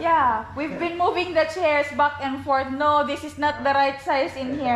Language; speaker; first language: English; non-native, local second language; Filipino